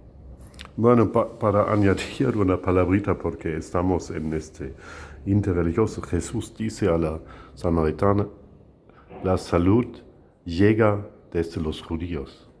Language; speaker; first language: Spanish; non-native, fluent; German